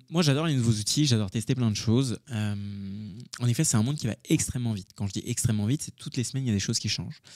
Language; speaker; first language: French; early bilingual, other home language; Hindi